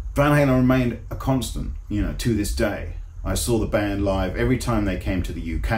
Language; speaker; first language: English; native; English